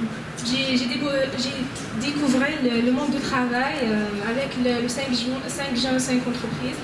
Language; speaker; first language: French; non-native, learner; Arabic